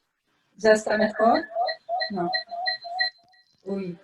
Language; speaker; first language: Spanish; early bilingual, heritage; Spanish